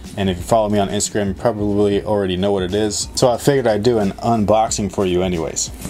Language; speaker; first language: English; native; English